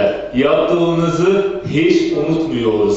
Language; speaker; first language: Turkish; non-native, fluent; Arabic